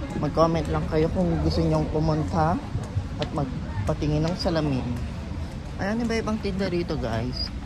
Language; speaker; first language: Filipino; native; Filipino